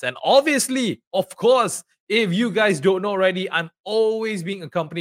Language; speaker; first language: English; non-native, local second language; Malay